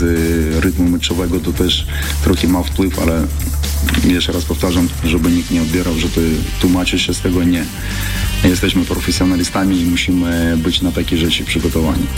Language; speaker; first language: Polish; non-native, fluent; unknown